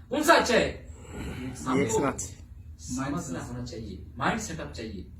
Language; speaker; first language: Hindi; non-native, learner; Bangla